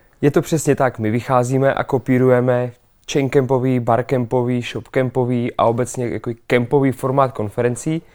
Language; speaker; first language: Czech; native; Czech